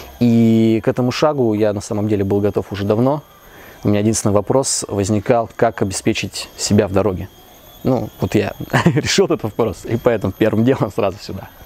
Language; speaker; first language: Russian; native; Russian